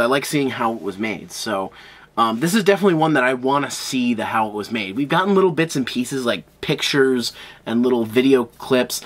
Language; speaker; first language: English; native; English